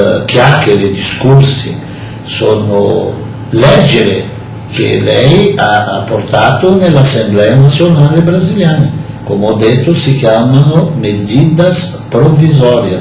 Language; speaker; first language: Italian; non-native, fluent; Portuguese